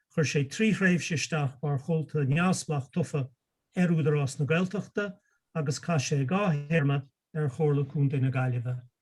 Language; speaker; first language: Irish; native; Irish